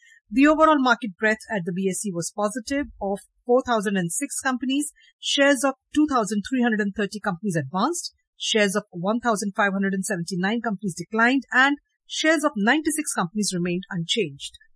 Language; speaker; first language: English; non-native, local second language; Hindi